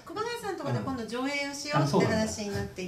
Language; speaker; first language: Japanese; native; Japanese